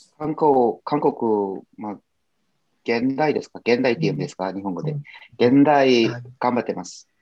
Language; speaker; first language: Japanese; non-native, fluent; Korean